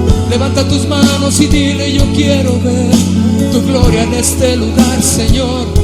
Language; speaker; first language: Spanish; native; Spanish